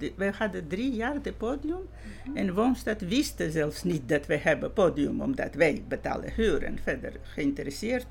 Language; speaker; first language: Dutch; non-native, fluent; Georgian